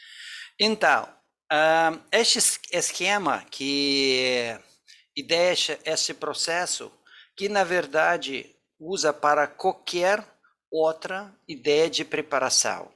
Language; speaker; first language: Portuguese; non-native, fluent; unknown